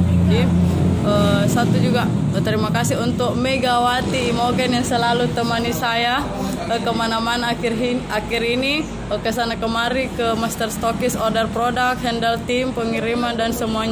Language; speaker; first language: Indonesian; native; Indonesian